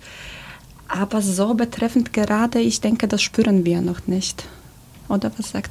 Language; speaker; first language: German; early bilingual, other home language; Polish